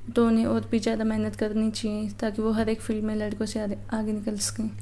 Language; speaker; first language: Hindi; native; Hindi